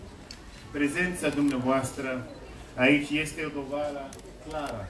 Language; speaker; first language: Romanian; non-native, fluent; English